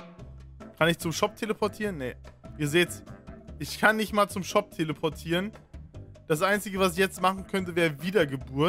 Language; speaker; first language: German; native; German